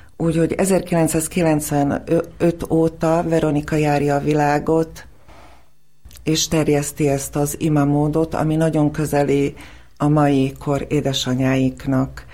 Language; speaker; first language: Hungarian; non-native, local second language; Slovak